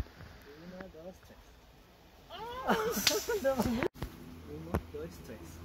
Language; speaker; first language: Portuguese; non-native, learner; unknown